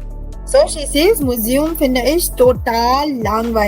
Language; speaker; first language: German; non-native, fluent; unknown